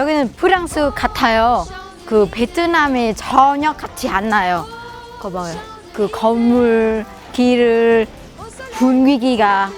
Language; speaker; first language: Korean; non-native, learner; Vietnamese